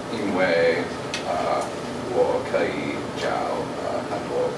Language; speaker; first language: Chinese; non-native, learner; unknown